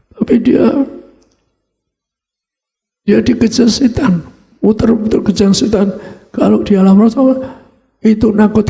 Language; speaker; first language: Indonesian; native; Indonesian